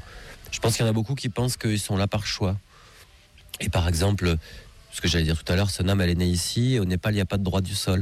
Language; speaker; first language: French; native; French